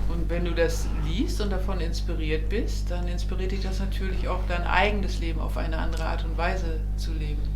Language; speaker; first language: German; native; German